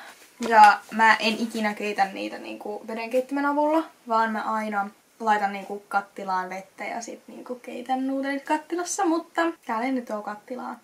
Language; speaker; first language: Finnish; native; Finnish